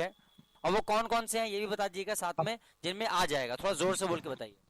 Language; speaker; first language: Hindi; native; Hindi